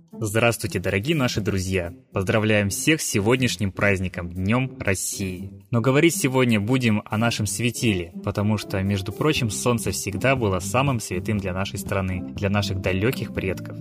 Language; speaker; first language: Russian; native; Russian